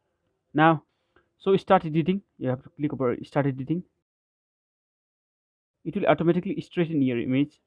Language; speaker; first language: English; non-native, fluent; Nepali